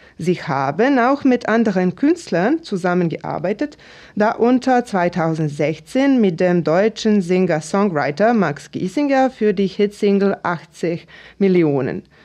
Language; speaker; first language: German; non-native, fluent; Serbian